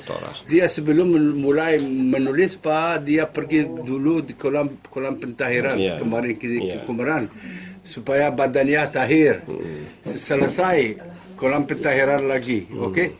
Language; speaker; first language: Indonesian; non-native, learner; Hebrew